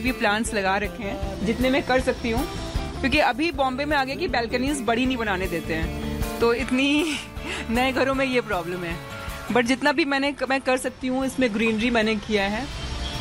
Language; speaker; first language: Hindi; native; Hindi